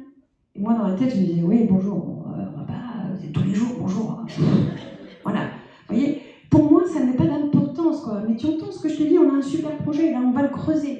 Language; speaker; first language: French; native; French